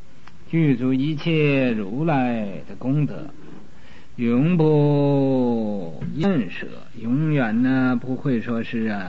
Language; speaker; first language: Chinese; native; Chinese